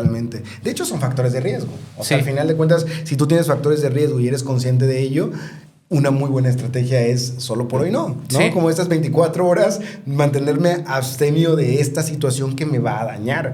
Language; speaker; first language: Spanish; native; Spanish